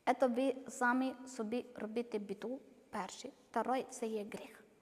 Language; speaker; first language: Ukrainian; non-native, learner; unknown